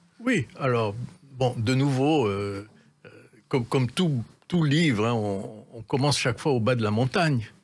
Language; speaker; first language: French; native; French